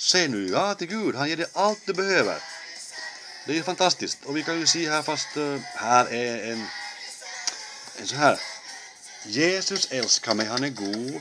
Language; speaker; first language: Swedish; native; Swedish